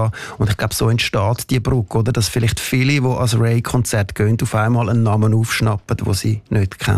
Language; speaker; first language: German; native; German